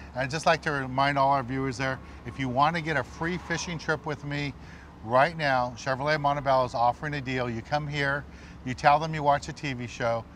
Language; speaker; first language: English; native; English